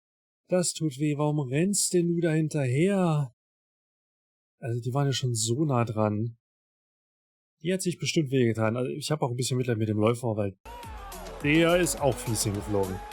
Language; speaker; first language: German; native; German